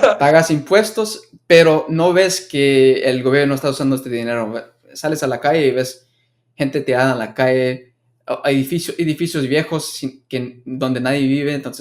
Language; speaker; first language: Spanish; early bilingual, heritage; Spanish